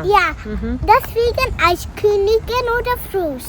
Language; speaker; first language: German; early bilingual, other home language; Telugu